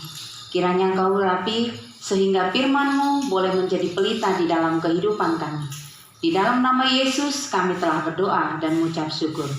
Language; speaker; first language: Indonesian; native; Indonesian